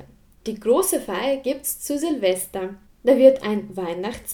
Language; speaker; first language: German; non-native, fluent; Russian